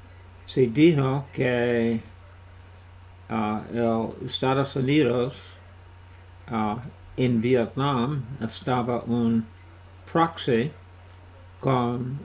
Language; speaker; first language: Spanish; non-native, learner; English